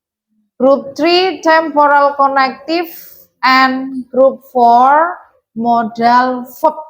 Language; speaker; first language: English; non-native, fluent; Indonesian